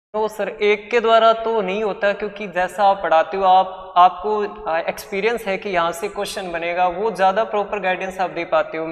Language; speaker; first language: Hindi; native; Hindi